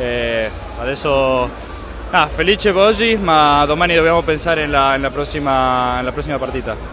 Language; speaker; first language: Italian; non-native, learner; Spanish